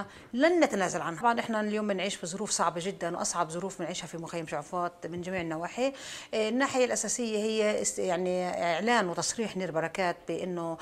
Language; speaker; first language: Arabic; native; Arabic